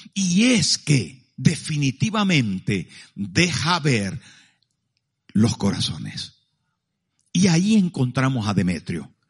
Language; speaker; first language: Spanish; native; Spanish